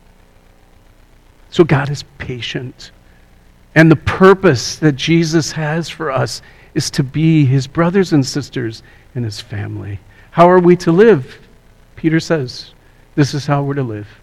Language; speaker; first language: English; native; English